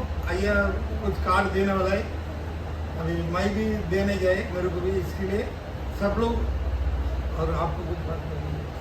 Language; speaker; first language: Hindi; non-native, local second language; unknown